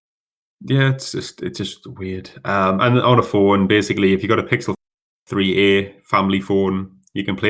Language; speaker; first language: English; native; English